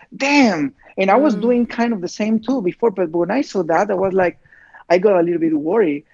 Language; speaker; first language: English; non-native, fluent; Spanish